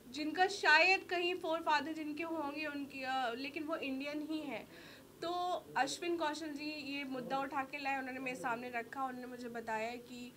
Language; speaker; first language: Hindi; native; Hindi